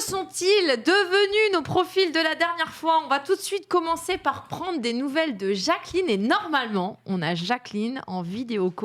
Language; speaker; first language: French; native; French